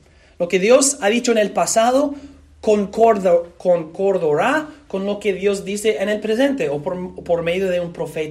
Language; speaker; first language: Spanish; non-native, fluent; English